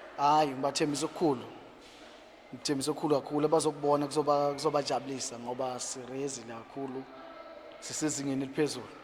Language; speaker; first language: Zulu; non-native, local second language; South Ndebele